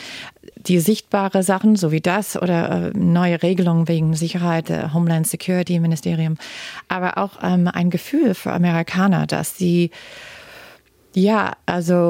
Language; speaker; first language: German; non-native, fluent; English